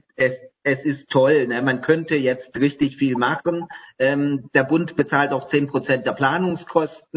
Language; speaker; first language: German; native; German